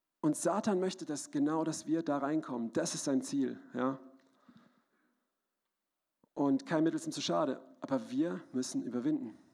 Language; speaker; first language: German; native; German